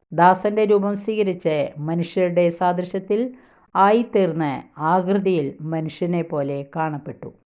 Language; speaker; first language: Malayalam; native; Malayalam